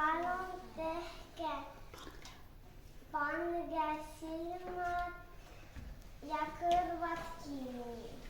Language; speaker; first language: Estonian; non-native, local second language; Russian